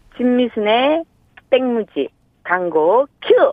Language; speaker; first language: Korean; native; Korean